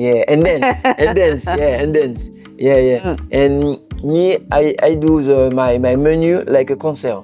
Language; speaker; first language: English; non-native, learner; French